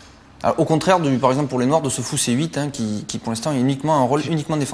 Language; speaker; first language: French; native; French